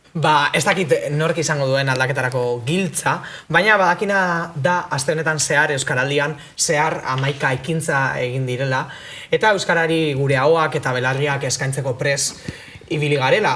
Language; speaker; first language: Basque; native; Basque